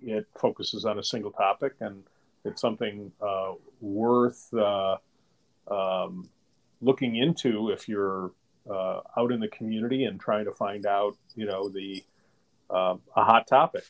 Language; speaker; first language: English; native; English